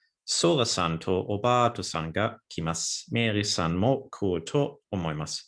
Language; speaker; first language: Japanese; non-native, fluent; English